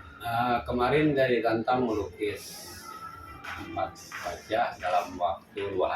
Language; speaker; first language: Indonesian; non-native, local second language; Sundanese